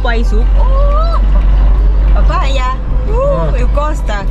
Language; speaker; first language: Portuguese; non-native, learner; Thai